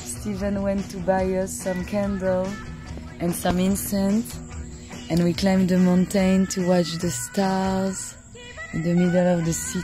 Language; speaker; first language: English; non-native, learner; French